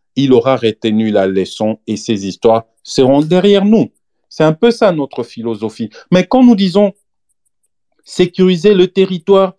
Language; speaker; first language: French; non-native, local second language; Lingala